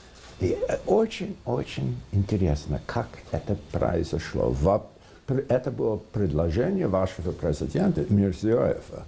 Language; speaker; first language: Russian; non-native, fluent; English